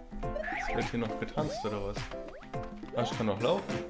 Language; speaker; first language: German; native; German